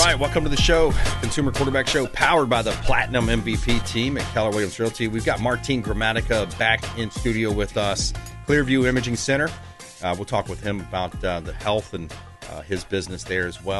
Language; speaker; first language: English; native; English